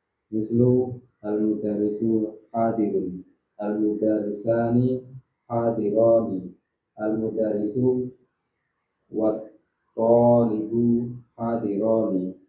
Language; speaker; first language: Arabic; non-native, learner; Indonesian